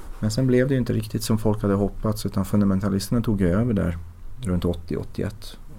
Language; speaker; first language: Swedish; early bilingual, other home language; Persian